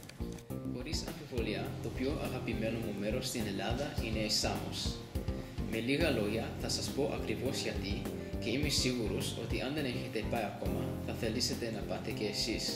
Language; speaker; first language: Greek; early bilingual, heritage; Greek